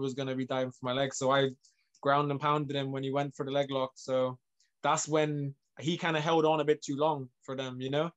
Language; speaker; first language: English; native; English